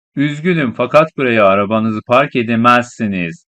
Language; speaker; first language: Turkish; non-native, fluent; Persian